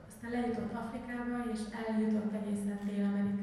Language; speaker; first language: Hungarian; native; Hungarian